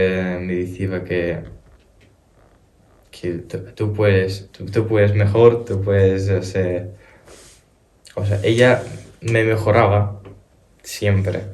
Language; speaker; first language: Spanish; early bilingual, other home language; Ukrainian